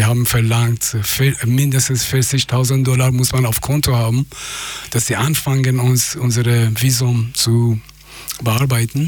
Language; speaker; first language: German; non-native, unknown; Persian